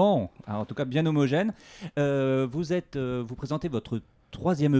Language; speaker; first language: French; native; French